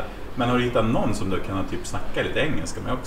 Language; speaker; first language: Swedish; native; Swedish